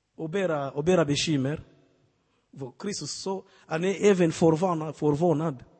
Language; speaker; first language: Swedish; non-native, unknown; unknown